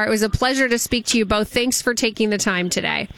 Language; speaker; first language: English; native; English